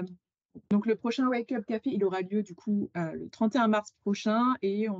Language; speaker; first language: French; native; French